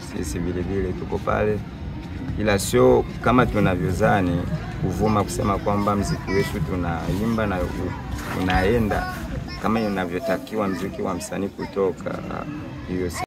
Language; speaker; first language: Swahili; native; Swahili